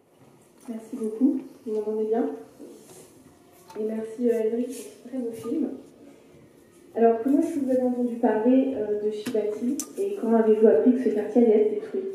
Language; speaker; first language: French; native; French